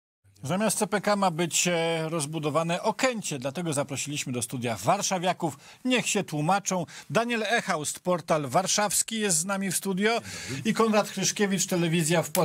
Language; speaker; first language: Polish; native; Polish